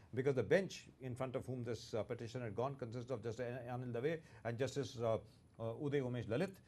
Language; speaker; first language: English; non-native, local second language; Hindi